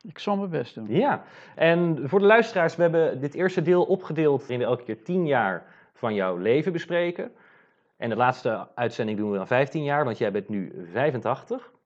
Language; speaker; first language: Dutch; native; Dutch